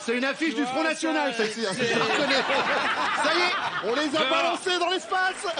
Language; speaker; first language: French; native; French